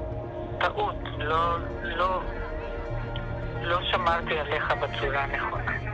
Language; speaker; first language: Hebrew; non-native, fluent; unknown